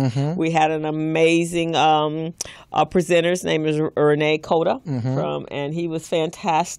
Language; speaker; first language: English; native; English